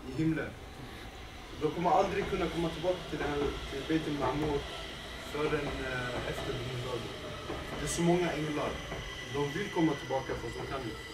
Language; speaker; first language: Swedish; early bilingual, other home language; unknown